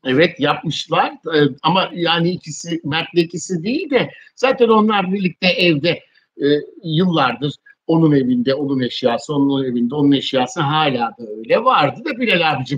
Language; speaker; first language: Turkish; native; Turkish